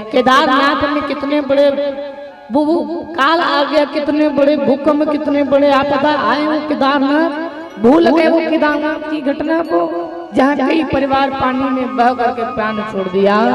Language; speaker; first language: Hindi; non-native, local second language; Chhattisgarhi